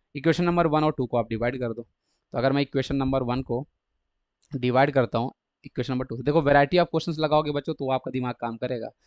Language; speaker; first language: Hindi; native; Hindi